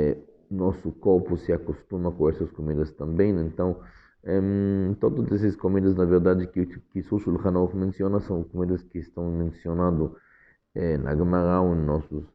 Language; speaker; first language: Portuguese; non-native, fluent; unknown